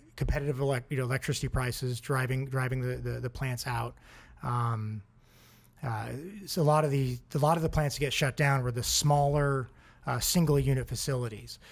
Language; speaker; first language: English; native; English